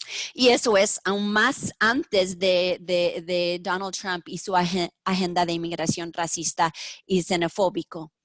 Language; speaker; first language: Spanish; early bilingual, heritage; Spanish